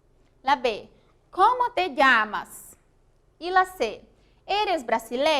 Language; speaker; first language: Spanish; non-native, fluent; Portuguese